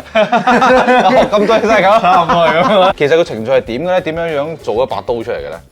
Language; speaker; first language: Cantonese; native; Cantonese